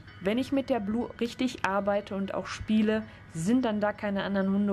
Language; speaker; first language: German; native; German